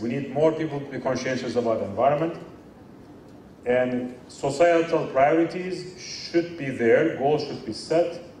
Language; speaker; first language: English; non-native, fluent; Turkish